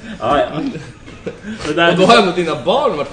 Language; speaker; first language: Swedish; native; Swedish